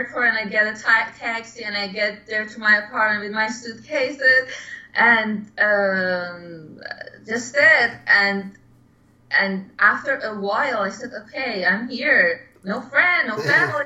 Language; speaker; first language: English; non-native, learner; Persian